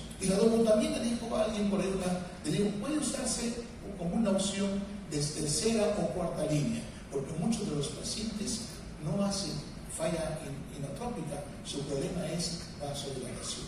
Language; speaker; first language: Spanish; native; Spanish